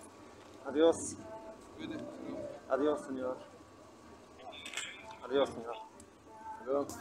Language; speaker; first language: Spanish; non-native, learner; English